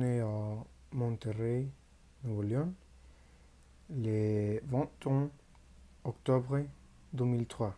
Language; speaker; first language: French; non-native, learner; Spanish